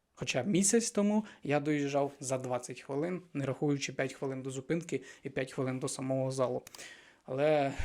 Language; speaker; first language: Ukrainian; non-native, local second language; Russian